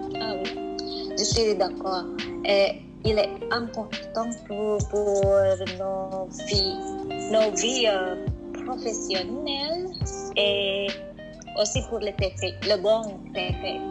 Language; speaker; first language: French; non-native, learner; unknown